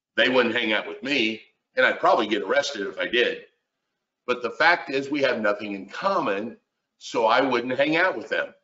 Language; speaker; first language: English; native; English